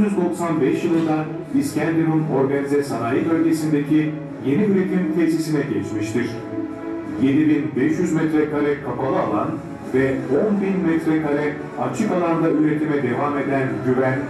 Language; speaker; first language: Turkish; native; Turkish